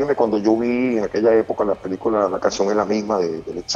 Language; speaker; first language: Spanish; native; Spanish